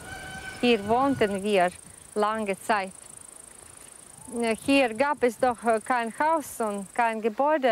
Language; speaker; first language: German; non-native, learner; Latvian